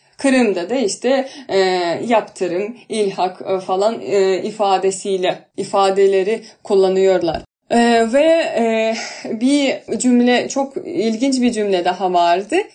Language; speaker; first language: Turkish; non-native, fluent; Russian